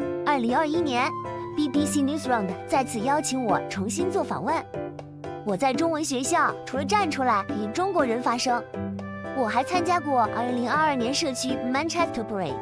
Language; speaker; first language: Chinese; early bilingual, heritage; Chinese